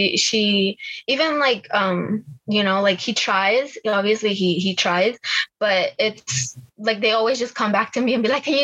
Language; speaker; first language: English; early bilingual, other home language; Spanish